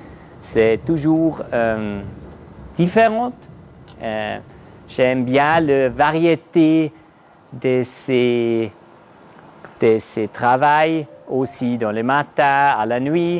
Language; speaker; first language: French; non-native, learner; German